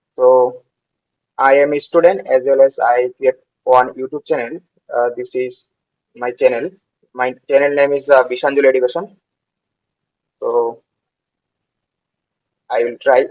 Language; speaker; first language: English; non-native, local second language; Bangla